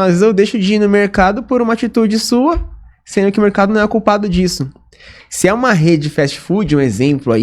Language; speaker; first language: Portuguese; native; Portuguese